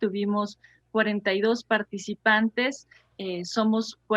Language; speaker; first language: Spanish; native; Spanish